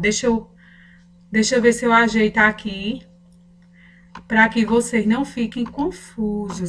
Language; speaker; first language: Portuguese; native; Portuguese